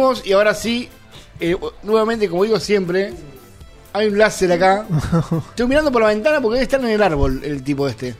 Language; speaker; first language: Spanish; native; Spanish